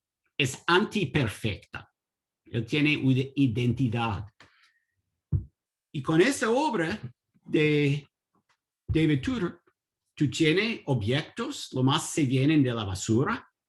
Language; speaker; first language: Spanish; non-native, learner; English